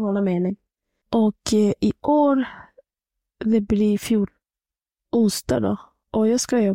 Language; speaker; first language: Swedish; non-native, fluent; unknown